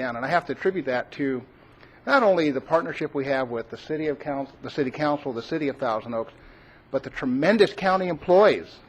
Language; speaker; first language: English; native; English